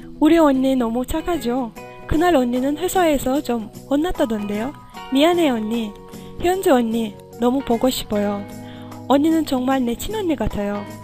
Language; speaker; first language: Korean; non-native, fluent; Turkish